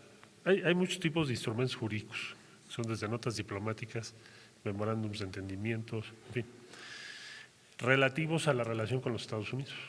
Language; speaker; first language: Spanish; native; Spanish